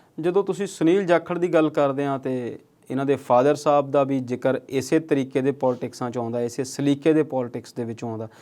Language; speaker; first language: Punjabi; native; Punjabi